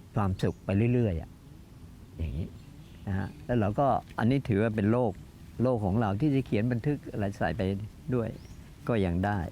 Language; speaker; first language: Thai; native; Thai